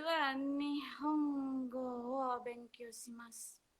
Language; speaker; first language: Japanese; non-native, learner; Indonesian